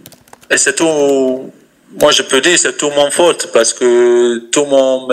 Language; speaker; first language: French; non-native, learner; Dutch